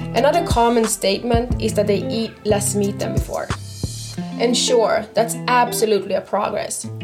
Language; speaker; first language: English; non-native, fluent; Swedish